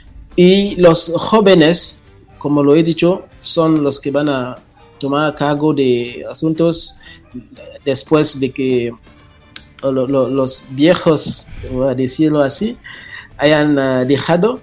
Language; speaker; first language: Spanish; non-native, fluent; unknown